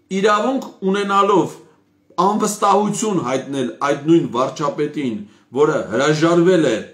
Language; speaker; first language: Armenian; native; Armenian